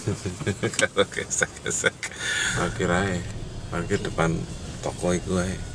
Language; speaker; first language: Indonesian; native; Indonesian